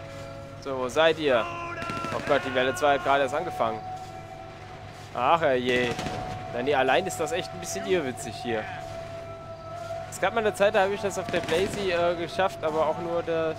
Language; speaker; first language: German; native; German